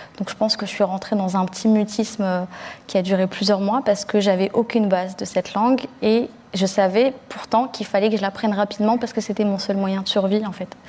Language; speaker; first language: French; early bilingual, other home language; Arabic